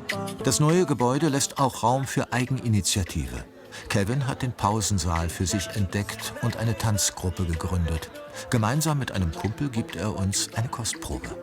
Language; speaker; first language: German; native; German